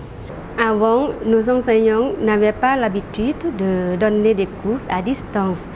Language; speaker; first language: French; non-native, fluent; Lao